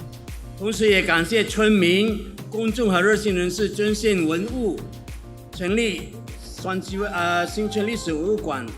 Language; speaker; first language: Chinese; native; Chinese